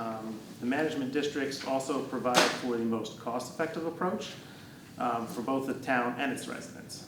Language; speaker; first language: English; native; English